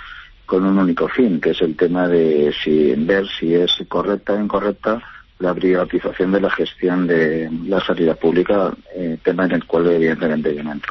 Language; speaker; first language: Spanish; native; Spanish